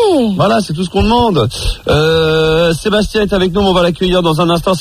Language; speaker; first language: French; native; French